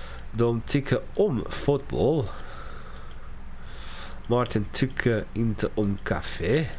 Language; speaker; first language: Swedish; non-native, learner; English